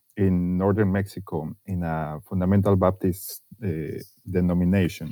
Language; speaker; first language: English; non-native, fluent; Spanish